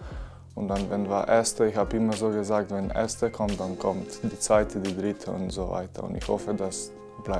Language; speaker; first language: German; non-native, learner; Slovenian